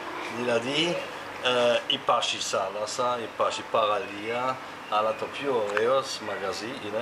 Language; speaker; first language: Greek; non-native, fluent; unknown